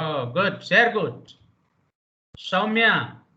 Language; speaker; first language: German; non-native, learner; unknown